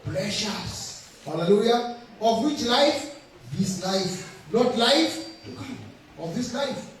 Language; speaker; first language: English; non-native, local second language; Swahili